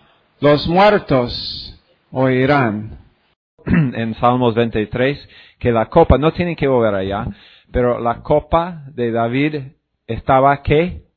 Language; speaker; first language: Spanish; non-native, fluent; English